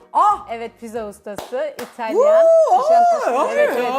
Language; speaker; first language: Turkish; native; Turkish